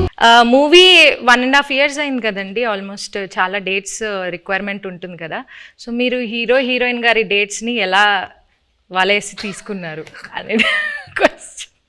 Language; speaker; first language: Telugu; native; Telugu